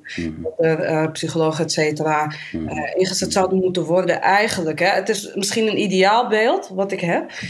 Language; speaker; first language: Dutch; native; Dutch